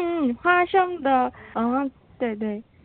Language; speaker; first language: Chinese; non-native, learner; Korean